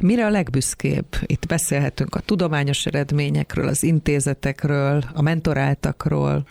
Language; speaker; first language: Hungarian; native; Hungarian